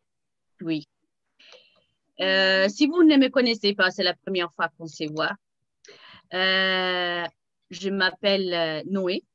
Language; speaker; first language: French; native; French